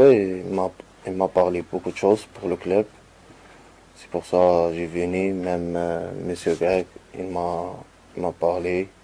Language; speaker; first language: French; non-native, learner; Arabic